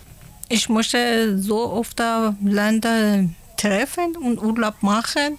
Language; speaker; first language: German; non-native, learner; Persian